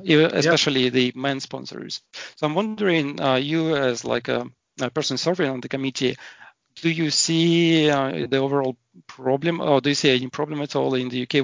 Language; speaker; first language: English; non-native, fluent; Russian